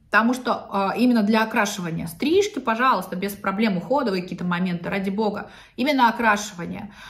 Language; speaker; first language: Russian; native; Russian